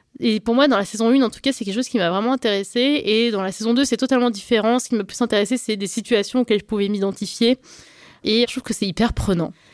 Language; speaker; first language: French; native; French